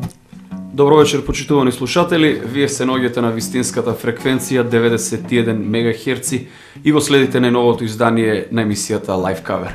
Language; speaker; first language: Macedonian; native; Macedonian